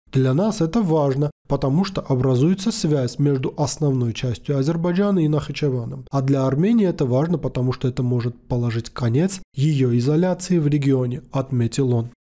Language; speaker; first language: Russian; non-native, local second language; Armenian